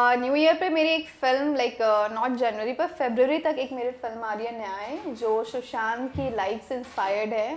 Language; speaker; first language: Hindi; native; Hindi